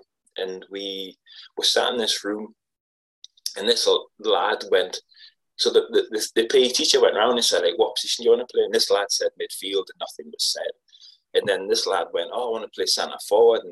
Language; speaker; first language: English; native; English